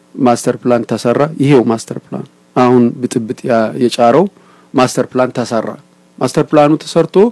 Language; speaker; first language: Amharic; non-native, local second language; Oromo